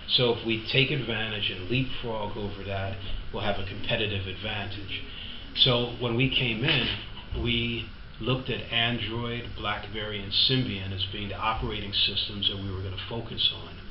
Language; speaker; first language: English; native; English